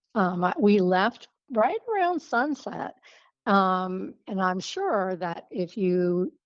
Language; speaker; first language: English; native; English